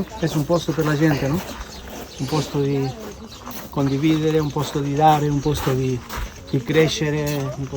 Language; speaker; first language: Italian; non-native, learner; Spanish